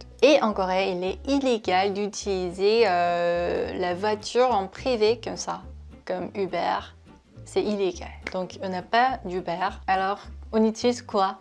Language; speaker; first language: French; non-native, fluent; Korean